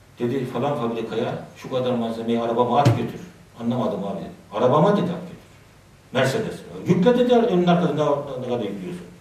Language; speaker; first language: Turkish; native; Turkish